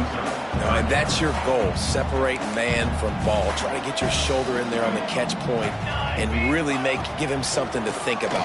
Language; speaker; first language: English; native; English